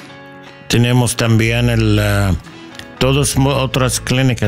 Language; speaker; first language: Spanish; non-native, learner; English